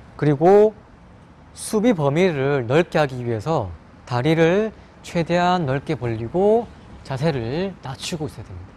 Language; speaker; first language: Korean; native; Korean